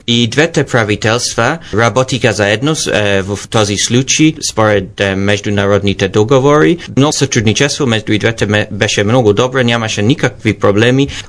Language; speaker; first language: Bulgarian; non-native, learner; English